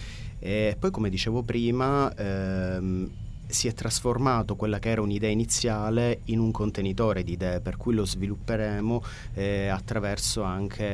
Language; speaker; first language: Italian; native; Italian